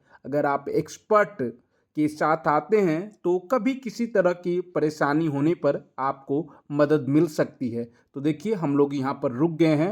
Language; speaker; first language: Hindi; native; Hindi